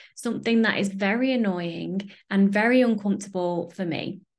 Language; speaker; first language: English; native; English